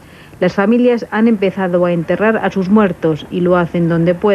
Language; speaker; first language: Spanish; native; Spanish